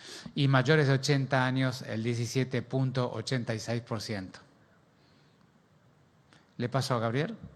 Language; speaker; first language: Spanish; native; Spanish